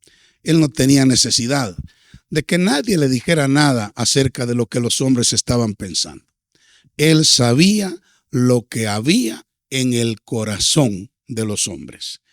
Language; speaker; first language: Spanish; native; Spanish